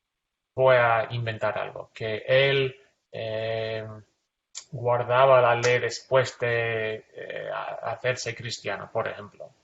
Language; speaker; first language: Spanish; non-native, fluent; English